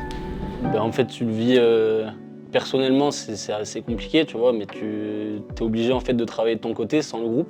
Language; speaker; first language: French; native; French